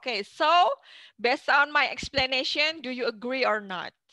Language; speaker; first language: English; non-native, fluent; Indonesian